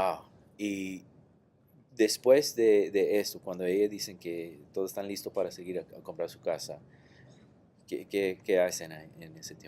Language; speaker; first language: Spanish; non-native, learner; English